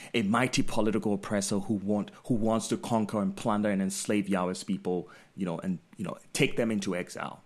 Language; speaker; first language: English; non-native, local second language; Akan